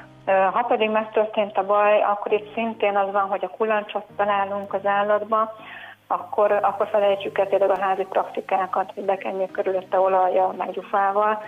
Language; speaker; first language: Hungarian; native; Hungarian